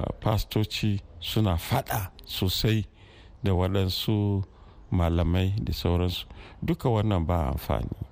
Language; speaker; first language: Hausa; non-native, local second language; Fula